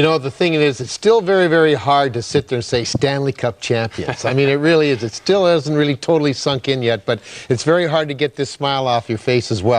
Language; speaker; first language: English; native; English